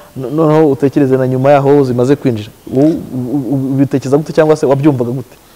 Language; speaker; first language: Kinyarwanda; native; Kinyarwanda